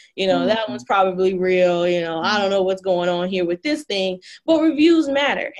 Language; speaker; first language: English; native; English